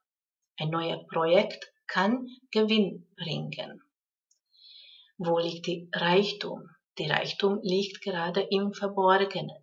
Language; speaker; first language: German; non-native, fluent; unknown